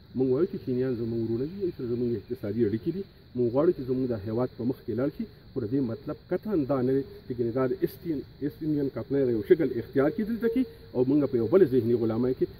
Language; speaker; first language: Pashto; native; Pashto